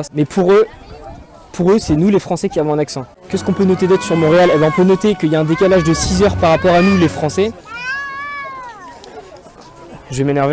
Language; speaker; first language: French; native; French